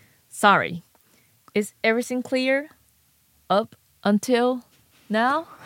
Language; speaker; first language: English; non-native, fluent; Japanese